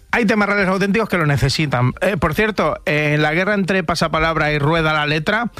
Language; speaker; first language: Spanish; native; Spanish